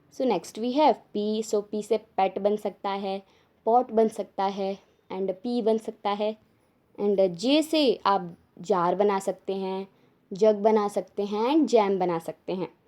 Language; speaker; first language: Hindi; native; Hindi